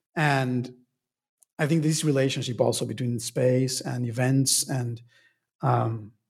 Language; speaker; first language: English; non-native, fluent; Spanish